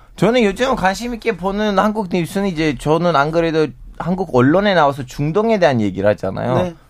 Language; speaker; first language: Korean; non-native, fluent; Turkish